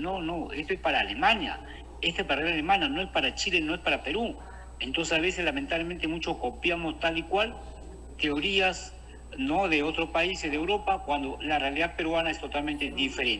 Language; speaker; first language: Spanish; native; Spanish